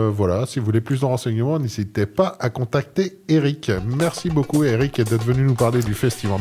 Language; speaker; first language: French; native; French